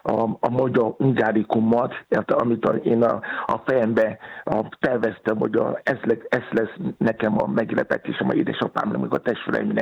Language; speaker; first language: Hungarian; non-native, fluent; Yoruba